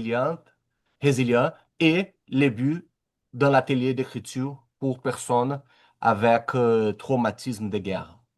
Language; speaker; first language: French; non-native, learner; Portuguese